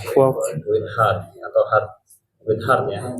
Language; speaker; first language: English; non-native, learner; Indonesian